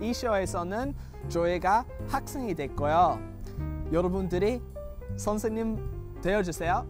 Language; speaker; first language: Korean; non-native, learner; English